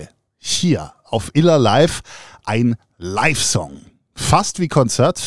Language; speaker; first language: German; native; German